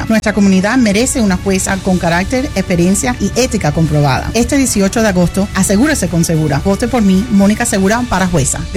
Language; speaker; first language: Spanish; early bilingual, heritage; Spanish